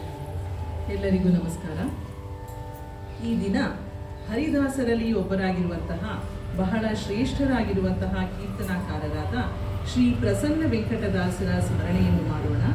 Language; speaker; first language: Kannada; native; Kannada